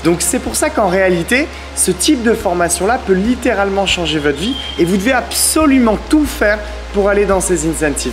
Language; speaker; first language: French; native; French